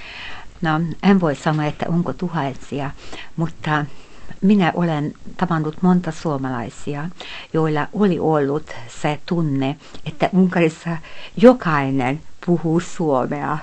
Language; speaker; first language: Finnish; non-native, fluent; Hungarian